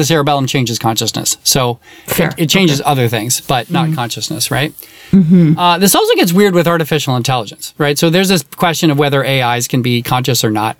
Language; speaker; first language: English; native; English